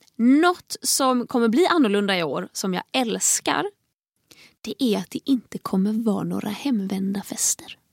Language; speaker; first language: Swedish; native; Swedish